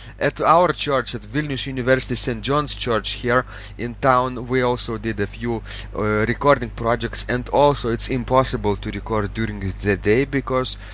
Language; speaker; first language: English; non-native, fluent; Lithuanian